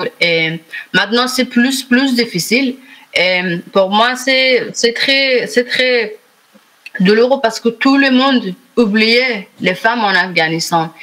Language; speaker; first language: French; non-native, learner; Persian